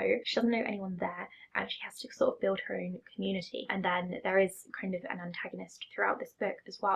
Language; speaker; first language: English; native; English